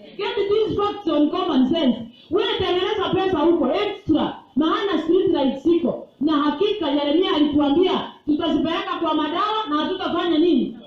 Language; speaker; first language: Swahili; non-native, local second language; Gusii